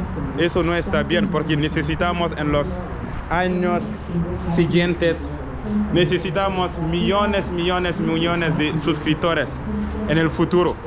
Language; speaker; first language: Spanish; non-native, learner; French